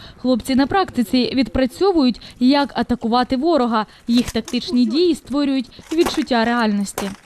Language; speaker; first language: Ukrainian; native; Ukrainian